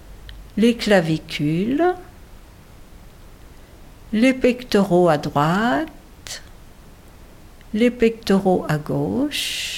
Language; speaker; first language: French; native; French